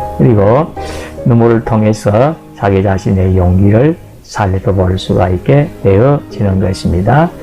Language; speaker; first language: Korean; native; Korean